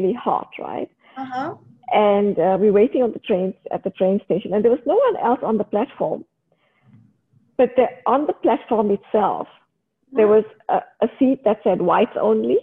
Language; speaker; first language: English; native; English